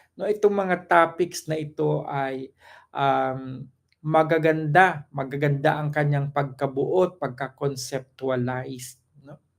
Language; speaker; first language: Filipino; non-native, local second language; Cebuano